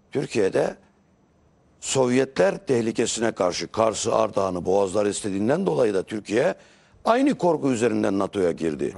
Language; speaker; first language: Turkish; native; Turkish